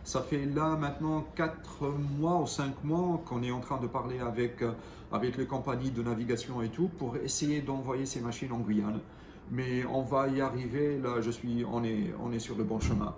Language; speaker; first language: French; non-native, local second language; Arabic